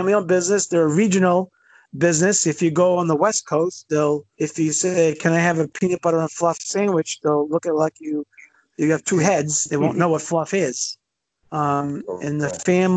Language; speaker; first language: English; native; English